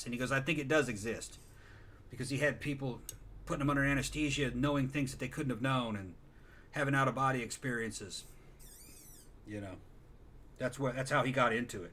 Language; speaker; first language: English; native; English